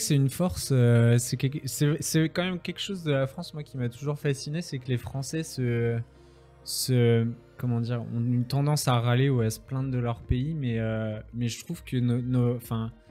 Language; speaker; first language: French; native; French